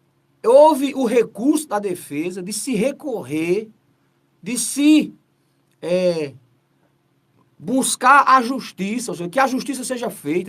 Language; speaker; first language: Portuguese; native; Portuguese